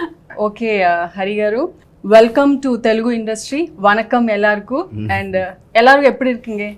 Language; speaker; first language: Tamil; non-native, learner; Telugu